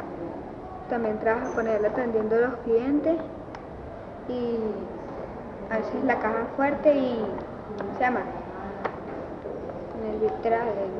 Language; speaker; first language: Spanish; native; Spanish